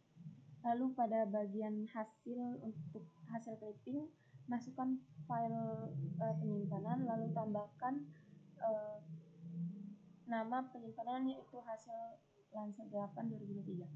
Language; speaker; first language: Indonesian; native; Indonesian